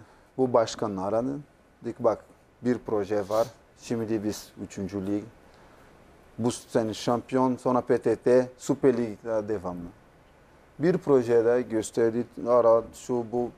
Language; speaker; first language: Turkish; non-native, learner; Portuguese